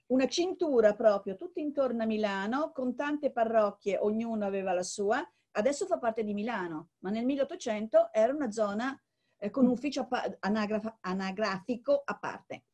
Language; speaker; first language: Italian; native; Italian